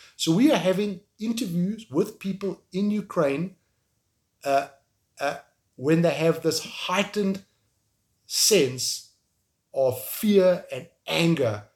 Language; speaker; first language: English; native; English